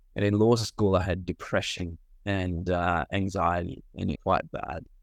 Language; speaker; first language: English; early bilingual, other home language; Sinhala